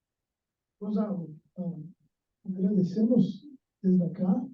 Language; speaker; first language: Spanish; non-native, fluent; Portuguese